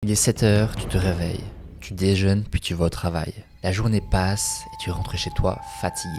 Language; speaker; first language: French; native; French